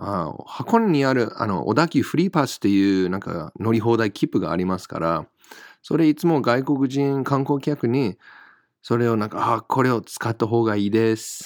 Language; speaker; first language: Japanese; non-native, fluent; English